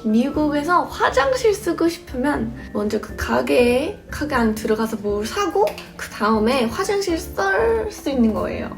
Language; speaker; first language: Korean; non-native, fluent; English